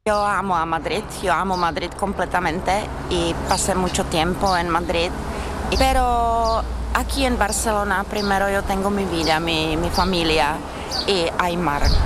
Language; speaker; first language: Spanish; non-native, fluent; Czech